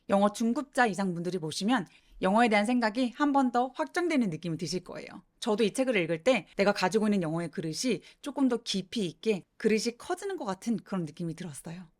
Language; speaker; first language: Korean; native; Korean